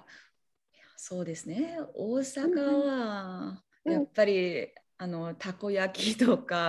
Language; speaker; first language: Japanese; non-native, learner; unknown